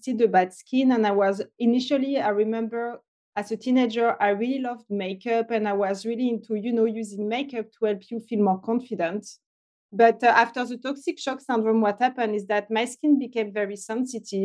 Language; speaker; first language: English; non-native, fluent; French